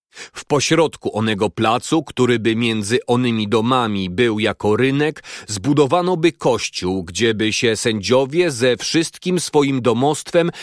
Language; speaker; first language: Polish; native; Polish